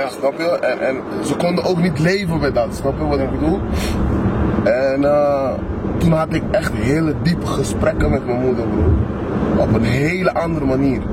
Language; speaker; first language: Dutch; non-native, local second language; Papiamento